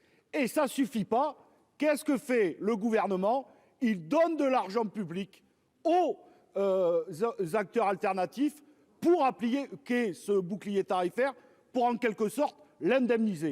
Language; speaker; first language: French; native; French